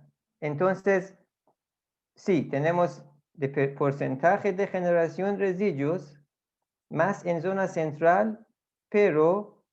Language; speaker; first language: Spanish; non-native, fluent; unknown